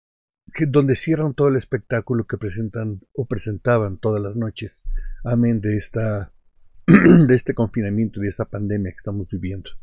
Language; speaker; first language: Spanish; native; Spanish